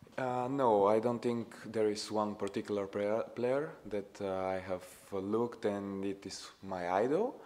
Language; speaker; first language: English; non-native, fluent; Bulgarian